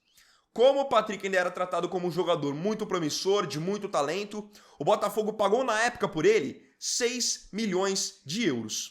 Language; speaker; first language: Portuguese; native; Portuguese